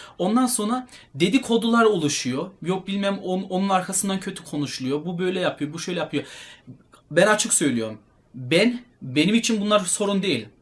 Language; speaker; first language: Turkish; early bilingual, heritage; Turkish